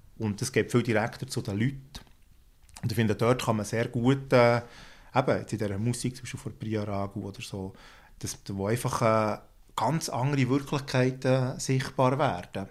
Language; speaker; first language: German; native; German